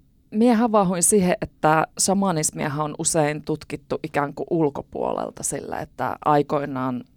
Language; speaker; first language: Finnish; native; Finnish